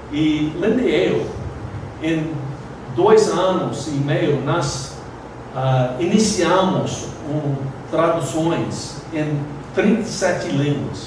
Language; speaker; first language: Portuguese; non-native, fluent; English